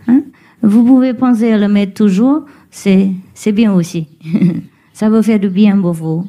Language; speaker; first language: French; non-native, learner; Vietnamese